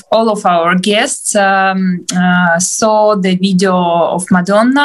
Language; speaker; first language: English; non-native, fluent; Ukrainian